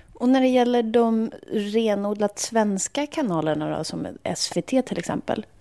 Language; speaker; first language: Swedish; native; Swedish